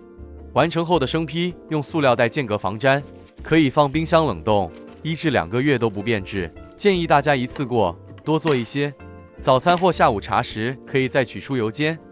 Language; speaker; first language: Chinese; native; Chinese